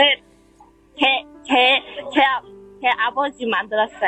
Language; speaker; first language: Korean; non-native, learner; Chinese